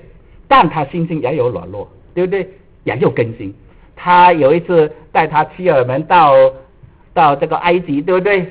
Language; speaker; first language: Chinese; native; Chinese